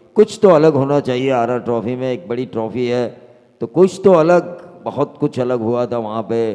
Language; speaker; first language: Hindi; non-native, local second language; Marathi